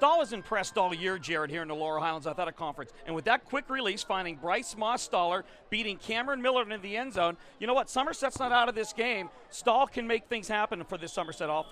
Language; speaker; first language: English; native; English